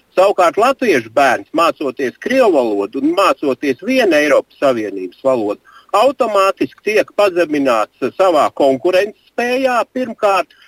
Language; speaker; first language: Latvian; non-native, fluent; Russian